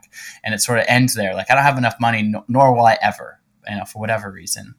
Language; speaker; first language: English; native; English